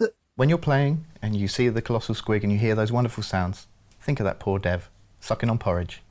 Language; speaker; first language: English; native; English